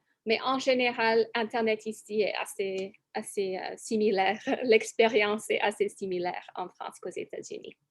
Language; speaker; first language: French; non-native, fluent; English